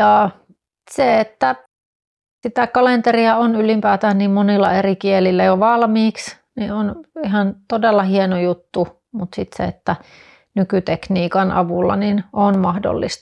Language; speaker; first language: Finnish; native; Finnish